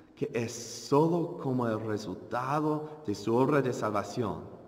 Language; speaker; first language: Spanish; non-native, fluent; English